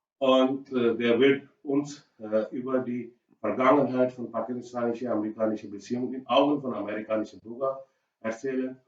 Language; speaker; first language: German; non-native, learner; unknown